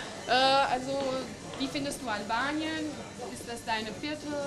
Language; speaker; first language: German; non-native, fluent; Albanian